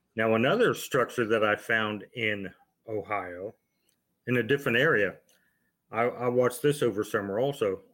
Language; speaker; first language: English; native; English